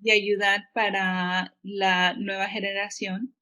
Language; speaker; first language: Spanish; early bilingual, heritage; Spanish